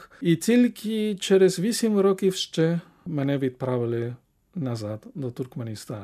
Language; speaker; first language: Ukrainian; non-native, fluent; Spanish